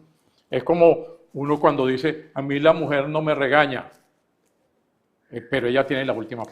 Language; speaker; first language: Spanish; native; Spanish